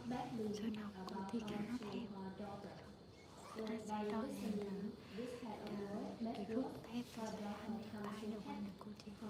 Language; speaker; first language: English; non-native, learner; Vietnamese